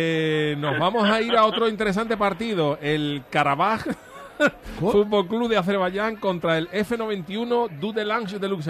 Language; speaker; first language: Spanish; native; Spanish